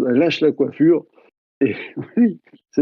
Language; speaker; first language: French; native; French